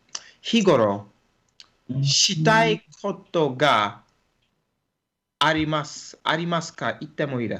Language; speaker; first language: Japanese; non-native, learner; English